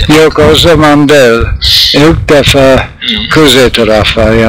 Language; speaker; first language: Turkish; non-native, learner; English